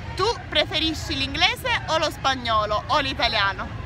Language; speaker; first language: Italian; native; Italian